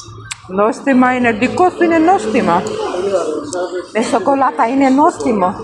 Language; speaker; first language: Greek; non-native, learner; Armenian